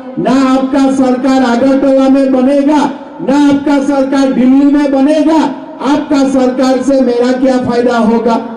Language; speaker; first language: Hindi; non-native, local second language; Assamese